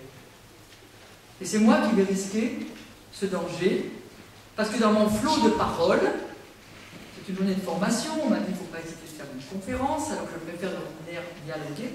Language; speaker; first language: French; native; French